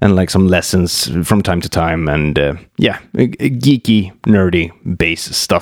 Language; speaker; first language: English; non-native, fluent; Swedish